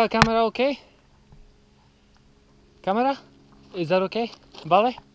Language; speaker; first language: Spanish; non-native, learner; English